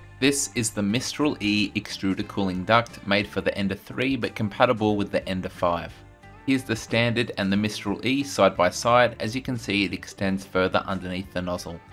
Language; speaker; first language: English; native; English